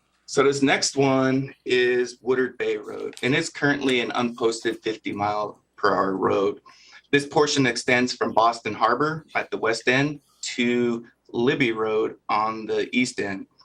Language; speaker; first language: English; native; English